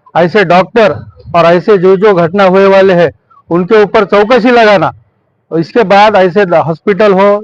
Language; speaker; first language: Hindi; non-native, local second language; Marathi